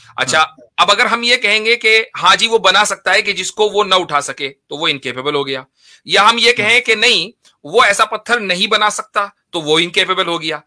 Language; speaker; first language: Hindi; native; Hindi